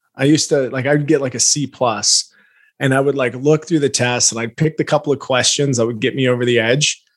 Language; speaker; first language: English; native; English